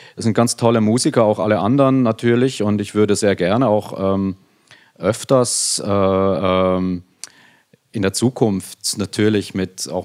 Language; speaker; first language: German; native; German